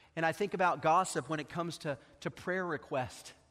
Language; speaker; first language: English; native; English